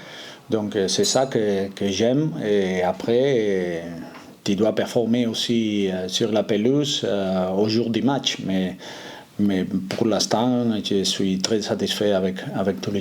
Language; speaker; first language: French; non-native, fluent; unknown